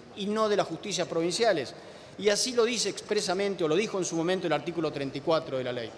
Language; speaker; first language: Spanish; native; Spanish